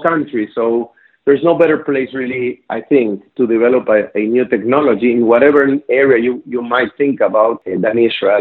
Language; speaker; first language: English; non-native, fluent; Spanish